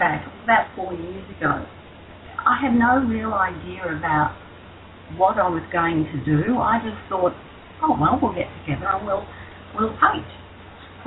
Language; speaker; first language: English; native; English